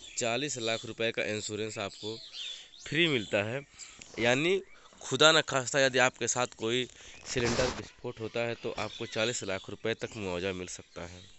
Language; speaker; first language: Hindi; native; Hindi